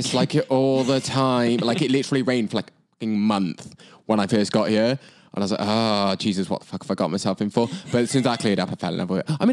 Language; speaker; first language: English; native; English